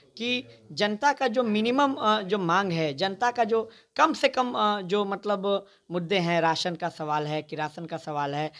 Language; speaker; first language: Hindi; native; Hindi